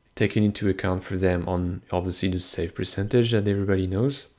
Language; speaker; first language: English; non-native, fluent; French